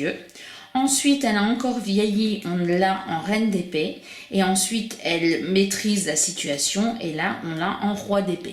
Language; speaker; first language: French; native; French